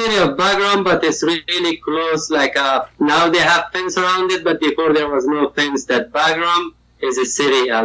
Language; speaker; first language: English; non-native, learner; Persian